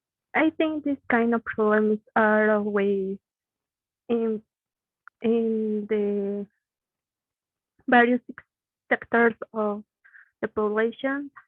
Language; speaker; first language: English; non-native, learner; Spanish